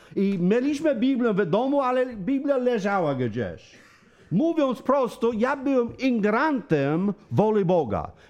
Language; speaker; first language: Polish; non-native, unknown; English